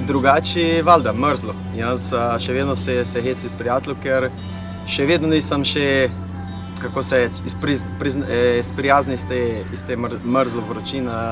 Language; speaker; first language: Slovenian; non-native, fluent; Portuguese